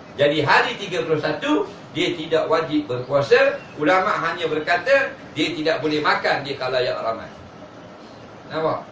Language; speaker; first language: Malay; native; Malay